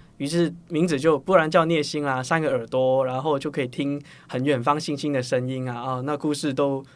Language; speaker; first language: Chinese; non-native, local second language; Cantonese